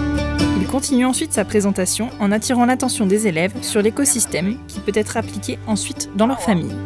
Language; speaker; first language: French; native; French